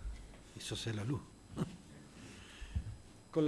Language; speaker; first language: Spanish; native; Spanish